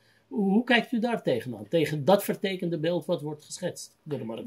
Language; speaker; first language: Dutch; native; Dutch